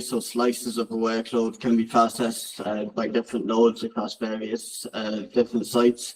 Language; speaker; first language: English; native; English